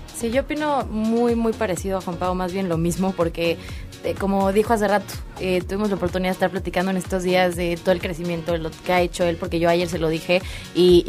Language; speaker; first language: Spanish; native; Spanish